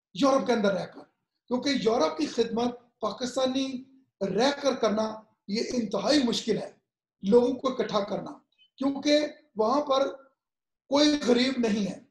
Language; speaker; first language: Urdu; native; Urdu